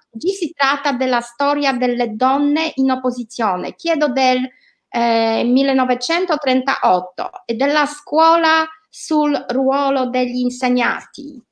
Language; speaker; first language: Italian; non-native, learner; Polish